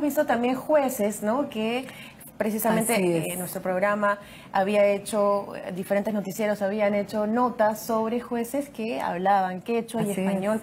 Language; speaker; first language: Spanish; native; Spanish